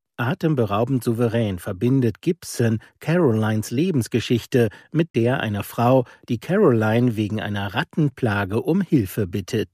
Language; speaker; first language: German; native; German